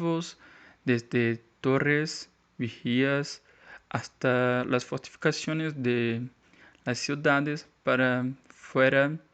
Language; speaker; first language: Spanish; non-native, learner; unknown